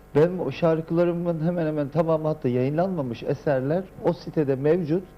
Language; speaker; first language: Turkish; native; Turkish